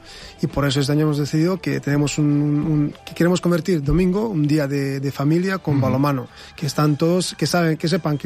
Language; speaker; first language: Spanish; non-native, fluent; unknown